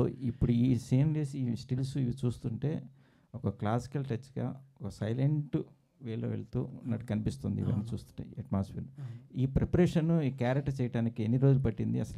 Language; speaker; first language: Telugu; native; Telugu